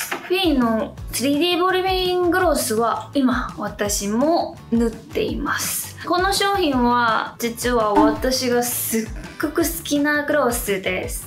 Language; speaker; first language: Japanese; non-native, fluent; Korean